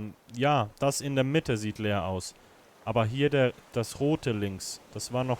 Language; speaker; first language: German; native; German